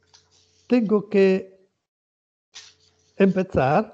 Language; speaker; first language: Spanish; non-native, learner; Italian